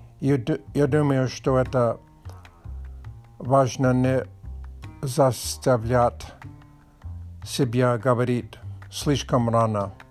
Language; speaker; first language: Russian; non-native, learner; English